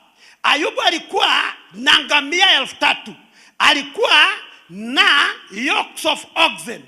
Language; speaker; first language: Swahili; non-native, local second language; Kikuyu